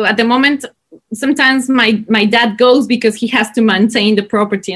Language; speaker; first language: English; non-native, fluent; Spanish